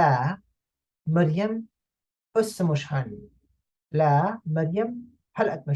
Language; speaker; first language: Arabic; non-native, fluent; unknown